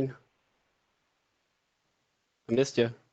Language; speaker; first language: English; native; English